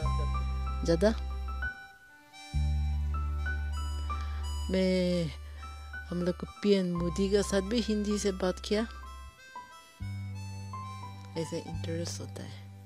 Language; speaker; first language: Hindi; non-native, local second language; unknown